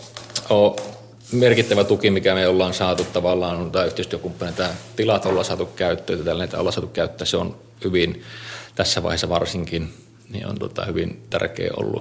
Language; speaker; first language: Finnish; native; Finnish